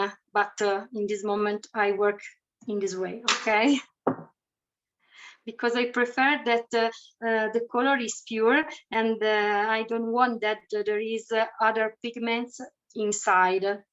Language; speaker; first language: English; non-native, fluent; Italian